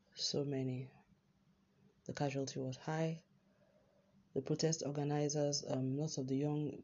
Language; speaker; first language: English; non-native, local second language; Yoruba